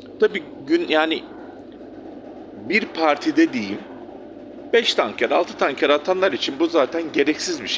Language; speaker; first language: Turkish; native; Turkish